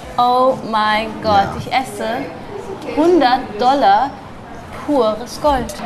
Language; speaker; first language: German; early bilingual, other home language; Amharic